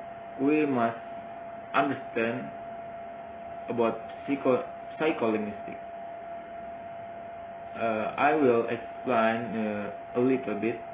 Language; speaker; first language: English; non-native, learner; Indonesian